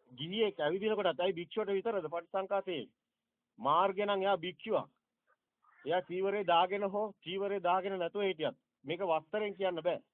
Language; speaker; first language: Sinhala; native; Sinhala